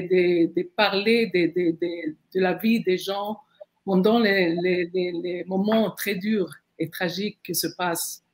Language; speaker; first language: French; non-native, fluent; Arabic